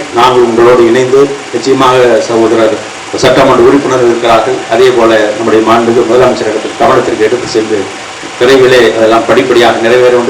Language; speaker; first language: Tamil; native; Tamil